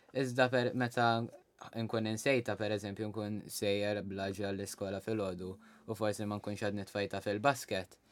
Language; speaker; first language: Maltese; native; Maltese